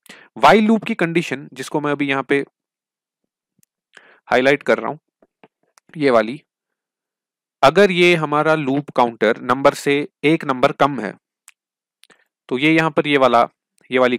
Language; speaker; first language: Hindi; non-native, local second language; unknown